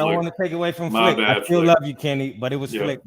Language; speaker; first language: English; native; English